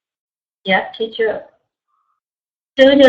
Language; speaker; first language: English; non-native, learner; Vietnamese